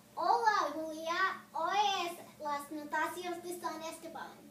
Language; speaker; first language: Spanish; non-native, learner; English